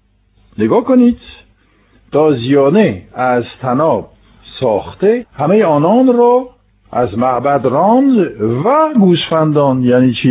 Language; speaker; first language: Persian; non-native, fluent; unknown